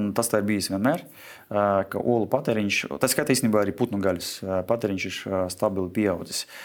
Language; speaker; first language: Latvian; non-native, local second language; Russian